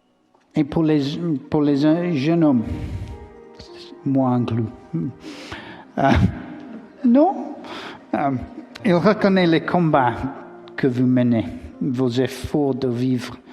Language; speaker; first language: French; non-native, learner; English